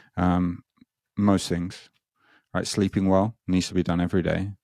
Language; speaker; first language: English; native; English